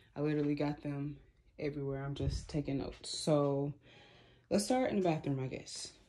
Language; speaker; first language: English; native; English